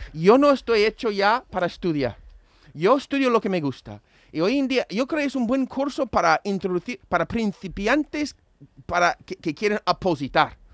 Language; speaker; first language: Spanish; non-native, fluent; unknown